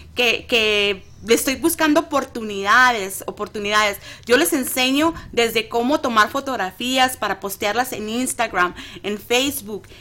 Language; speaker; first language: Spanish; native; Spanish